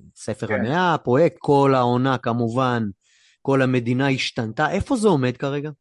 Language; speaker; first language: Hebrew; native; Hebrew